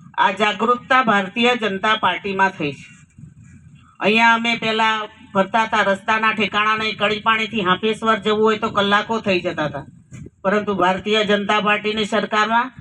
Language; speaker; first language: Gujarati; non-native, local second language; Rathawi